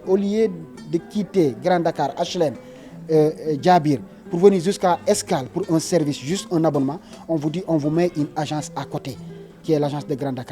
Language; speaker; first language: French; non-native, local second language; Wolof